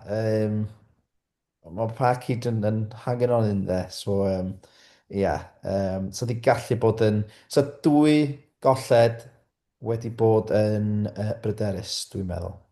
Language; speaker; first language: Welsh; native; Welsh